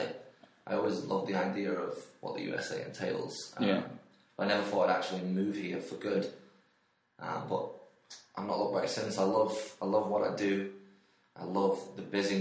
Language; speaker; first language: English; native; English